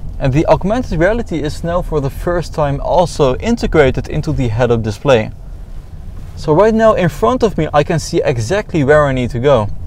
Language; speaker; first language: English; non-native, fluent; Dutch